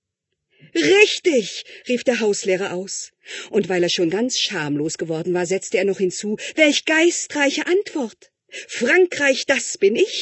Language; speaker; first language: German; native; German